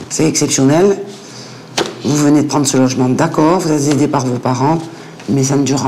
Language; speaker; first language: French; native; French